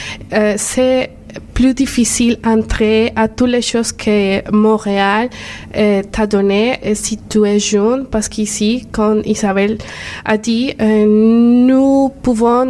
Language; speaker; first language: French; non-native, learner; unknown